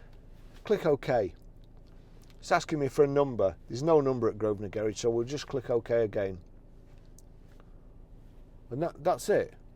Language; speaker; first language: English; native; English